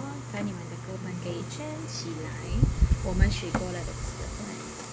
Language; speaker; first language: Chinese; non-native, fluent; Filipino